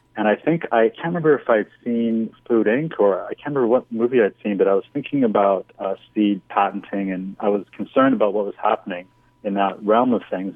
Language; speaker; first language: English; native; English